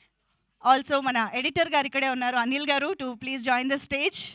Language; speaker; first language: Telugu; native; Telugu